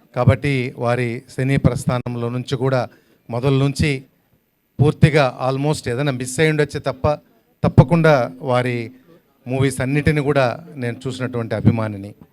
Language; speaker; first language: Telugu; native; Telugu